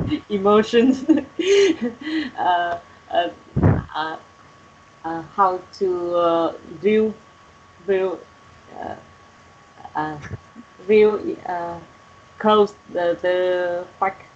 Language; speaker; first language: English; non-native, learner; Vietnamese